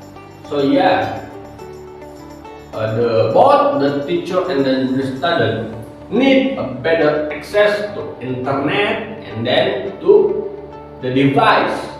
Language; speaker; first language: English; non-native, learner; Indonesian